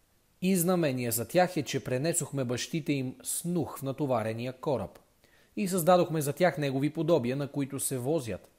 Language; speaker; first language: Bulgarian; native; Bulgarian